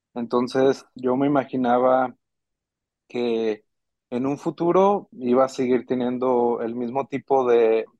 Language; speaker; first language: Spanish; native; Spanish